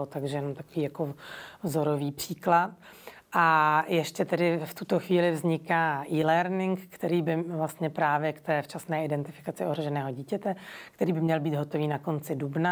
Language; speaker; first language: Czech; native; Czech